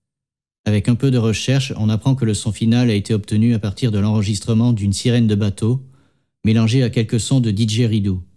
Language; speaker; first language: French; native; French